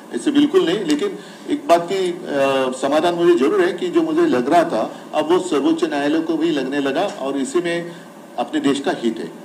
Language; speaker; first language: Hindi; non-native, local second language; Marathi